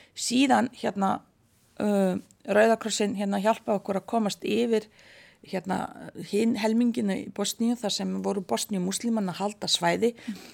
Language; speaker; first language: Icelandic; non-native, fluent; Bosnian